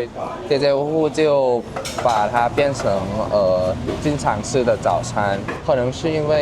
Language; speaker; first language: Chinese; non-native, fluent; Thai